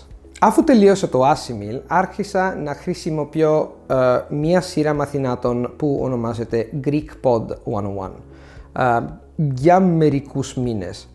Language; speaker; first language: Greek; non-native, fluent; Italian